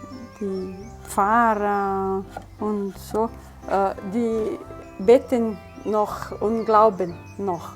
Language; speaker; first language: German; early bilingual, heritage; German